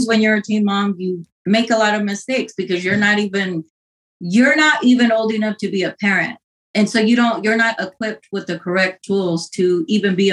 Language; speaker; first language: English; native; English